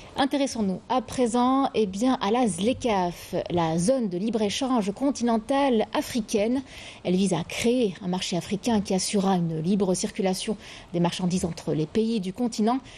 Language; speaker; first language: French; non-native, local second language; Arabic